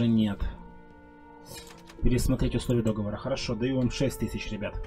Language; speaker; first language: Russian; native; Russian